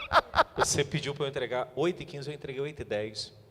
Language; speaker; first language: Portuguese; native; Portuguese